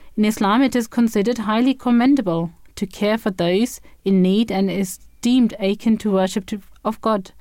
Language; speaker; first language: English; non-native, fluent; German